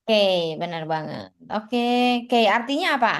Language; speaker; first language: Indonesian; native; Indonesian